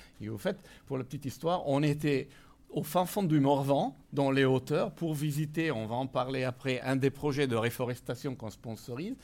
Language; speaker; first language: French; non-native, fluent; Italian